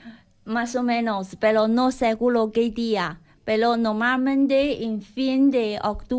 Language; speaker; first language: Spanish; non-native, learner; Chinese